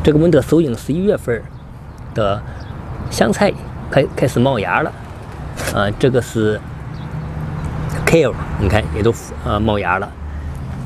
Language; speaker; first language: Chinese; native; Chinese